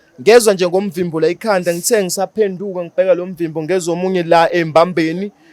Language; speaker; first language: Zulu; native; Zulu